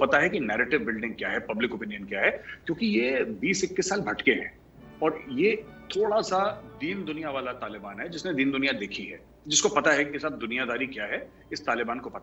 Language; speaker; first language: Hindi; native; Hindi